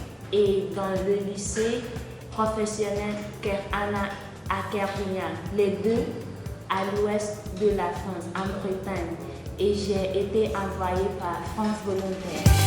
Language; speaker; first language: French; non-native, fluent; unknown